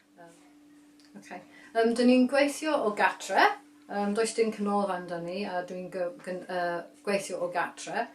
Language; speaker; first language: Welsh; non-native, learner; English